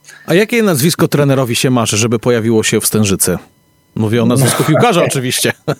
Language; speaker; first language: Polish; native; Polish